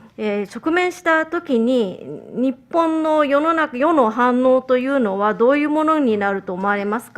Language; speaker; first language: Japanese; native; Japanese